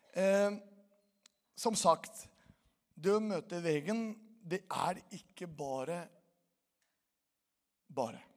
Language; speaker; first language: Norwegian; non-native, fluent; Portuguese